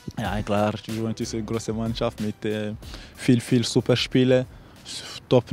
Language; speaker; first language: German; non-native, learner; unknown